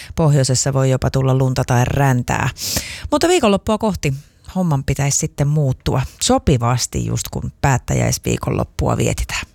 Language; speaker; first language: Finnish; native; Finnish